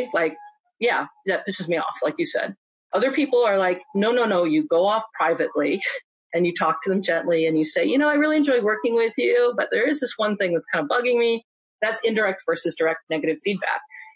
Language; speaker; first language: English; native; English